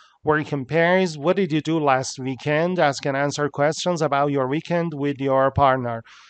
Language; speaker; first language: English; non-native, fluent; Persian